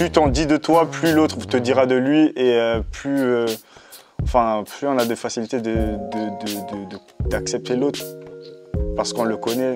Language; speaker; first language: French; native; French